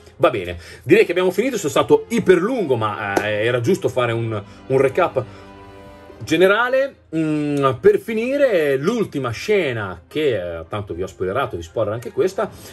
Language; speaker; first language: Italian; native; Italian